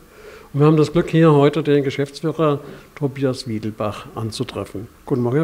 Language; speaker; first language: German; native; German